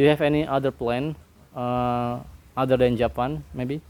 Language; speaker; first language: English; non-native, learner; Indonesian